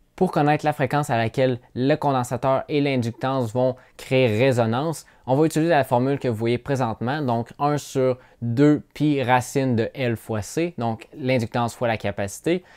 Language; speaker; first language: French; native; French